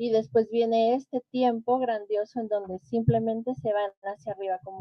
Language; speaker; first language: Spanish; native; Spanish